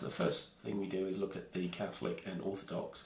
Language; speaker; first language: English; native; English